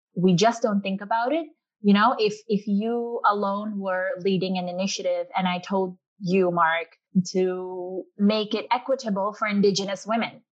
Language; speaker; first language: English; non-native, local second language; Urdu